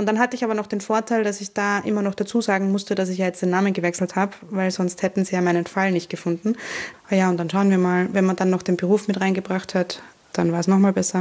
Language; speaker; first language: German; native; German